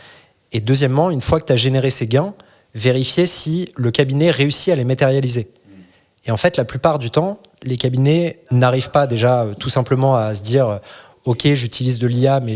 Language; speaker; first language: French; native; French